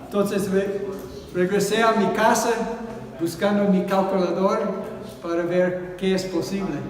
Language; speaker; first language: Spanish; non-native, fluent; English